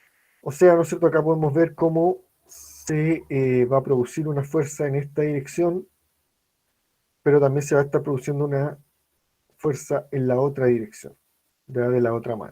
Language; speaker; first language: Spanish; native; Spanish